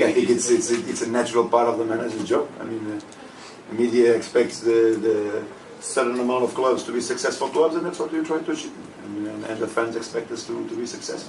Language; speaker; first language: English; non-native, fluent; Portuguese